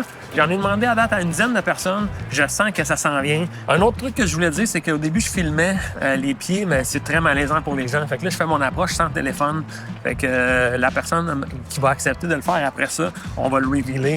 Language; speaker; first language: French; native; French